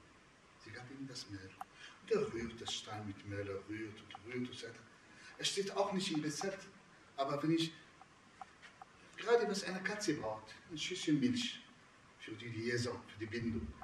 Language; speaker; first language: German; non-native, fluent; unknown